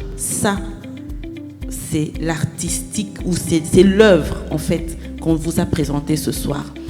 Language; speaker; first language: French; non-native, local second language; Lingala